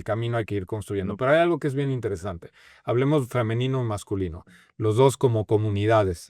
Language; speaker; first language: Spanish; native; Spanish